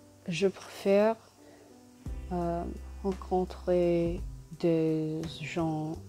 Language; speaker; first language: French; non-native, learner; English